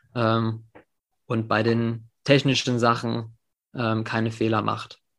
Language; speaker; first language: German; early bilingual, other home language; English